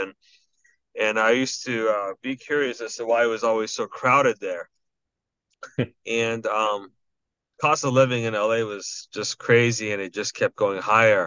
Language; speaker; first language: English; native; English